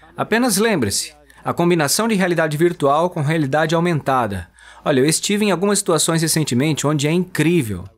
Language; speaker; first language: Portuguese; non-native, fluent; Hebrew